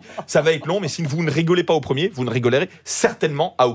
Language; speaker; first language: French; native; French